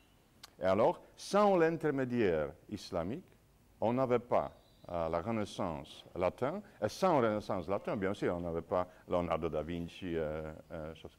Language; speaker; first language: French; non-native, fluent; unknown